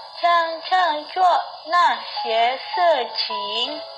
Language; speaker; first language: Chinese; non-native, learner; Indonesian